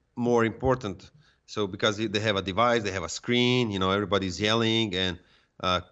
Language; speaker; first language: English; non-native, fluent; Serbian